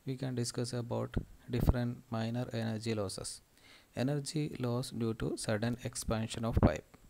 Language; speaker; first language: English; non-native, local second language; Malayalam